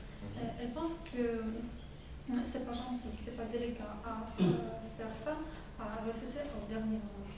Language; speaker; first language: French; non-native, fluent; Russian